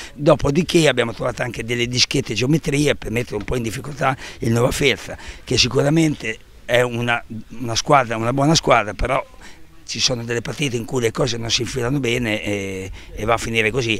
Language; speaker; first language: Italian; native; Italian